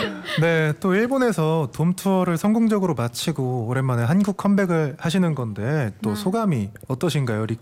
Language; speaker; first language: Korean; native; Korean